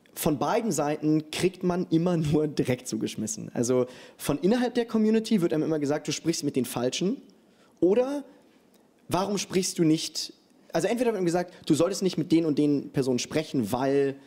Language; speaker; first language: German; native; German